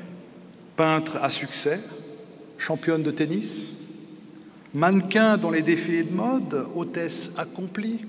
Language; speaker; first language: French; native; French